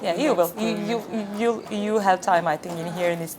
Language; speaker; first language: English; non-native, fluent; Turkish